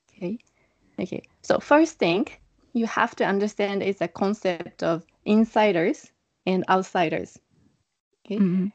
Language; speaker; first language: English; non-native, fluent; Japanese